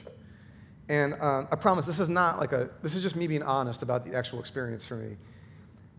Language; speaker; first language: English; native; English